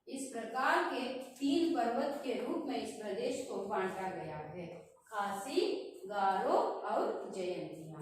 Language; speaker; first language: Hindi; non-native, local second language; Kannada